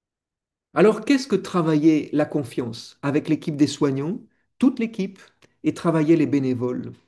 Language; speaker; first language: French; native; French